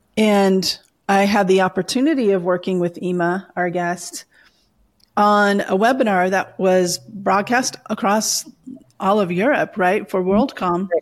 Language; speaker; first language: English; native; English